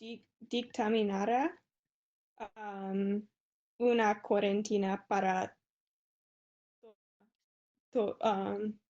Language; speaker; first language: Spanish; non-native, learner; English